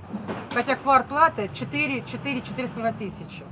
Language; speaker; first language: Russian; native; Russian